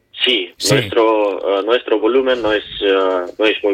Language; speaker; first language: Spanish; non-native, learner; Ukrainian